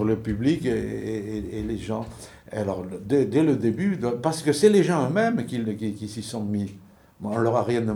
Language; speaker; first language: French; native; French